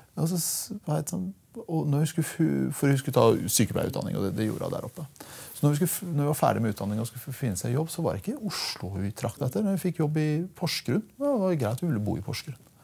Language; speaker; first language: Norwegian; early bilingual, other home language; Persian